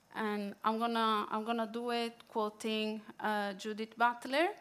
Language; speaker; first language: English; non-native, fluent; Italian